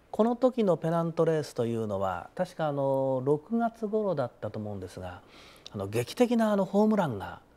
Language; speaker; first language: Japanese; native; Japanese